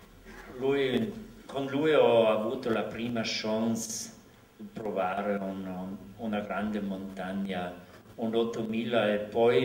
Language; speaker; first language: Italian; non-native, local second language; German